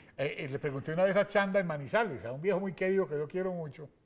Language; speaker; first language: Spanish; native; Spanish